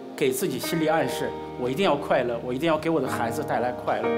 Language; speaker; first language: Chinese; native; Chinese